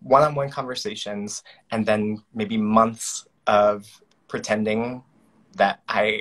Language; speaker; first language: English; native; English